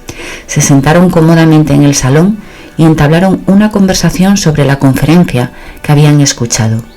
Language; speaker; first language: Spanish; native; Spanish